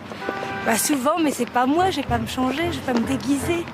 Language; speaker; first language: French; native; French